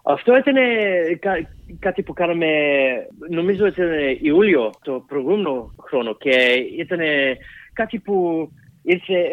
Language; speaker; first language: Greek; early bilingual, heritage; Greek